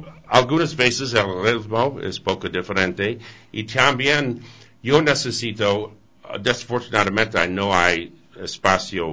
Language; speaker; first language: Spanish; non-native, learner; English